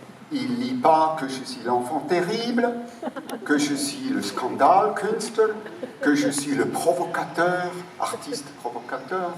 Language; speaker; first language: French; non-native, fluent; German